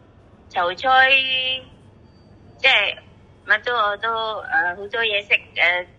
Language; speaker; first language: Cantonese; non-native, learner; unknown